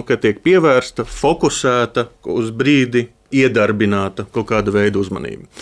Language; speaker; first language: Latvian; native; Latvian